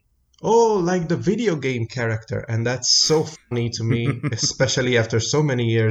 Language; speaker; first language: English; non-native, fluent; Italian